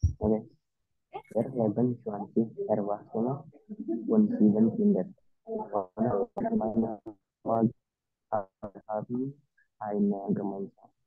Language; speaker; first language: German; non-native, learner; Indonesian